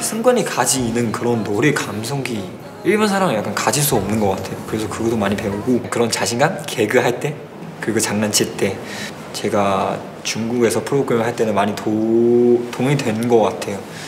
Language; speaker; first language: Korean; non-native, fluent; Chinese